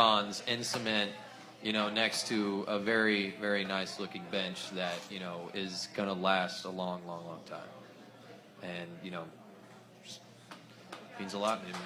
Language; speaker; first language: English; native; English